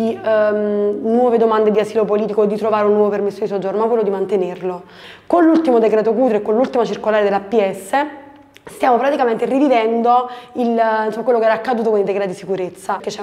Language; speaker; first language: Italian; native; Italian